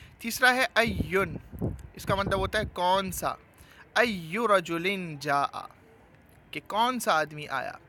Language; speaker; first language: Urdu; native; Urdu